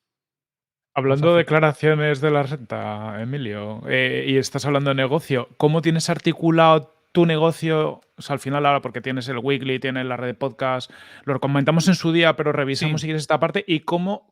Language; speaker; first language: Spanish; native; Spanish